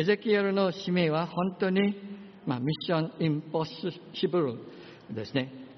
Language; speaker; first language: Japanese; non-native, fluent; English